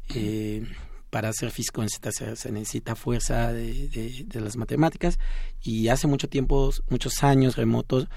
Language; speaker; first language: Spanish; non-native, local second language; Zapotec